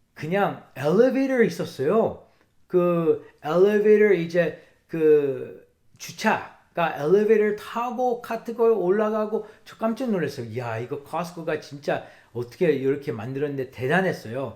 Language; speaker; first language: Korean; early bilingual, heritage; English